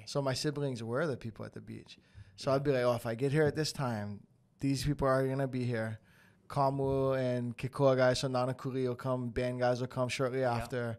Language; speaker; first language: English; native; English